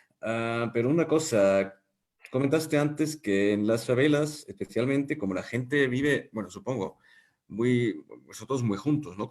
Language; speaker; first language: Spanish; non-native, fluent; German